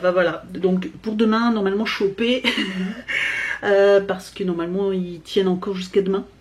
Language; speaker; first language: French; native; French